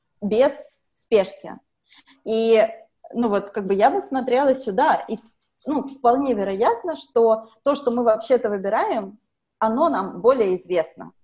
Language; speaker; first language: Russian; native; Russian